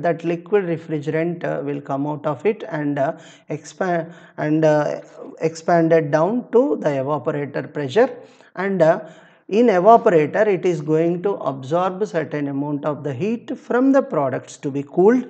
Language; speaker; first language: English; non-native, local second language; Telugu